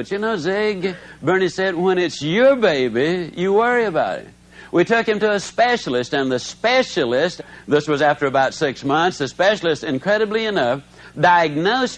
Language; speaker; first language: English; native; English